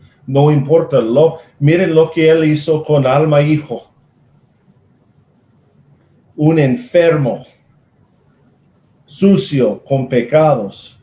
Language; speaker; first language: Spanish; non-native, fluent; English